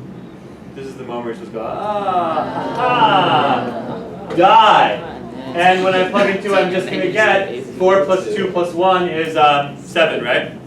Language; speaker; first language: English; native; English